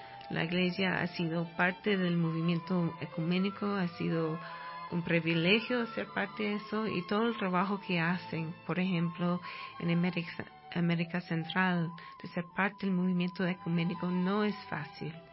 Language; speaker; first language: Spanish; non-native, fluent; English